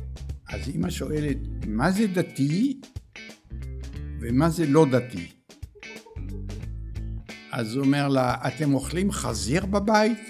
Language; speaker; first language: Hebrew; early bilingual, other home language; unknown